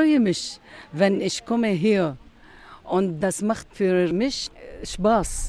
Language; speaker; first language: German; non-native, learner; Arabic